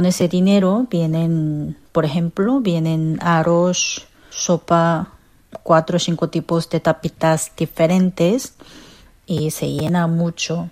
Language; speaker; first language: Spanish; non-native, fluent; Korean